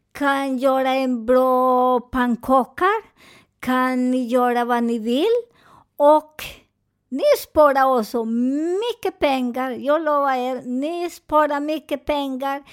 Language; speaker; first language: Swedish; non-native, fluent; Spanish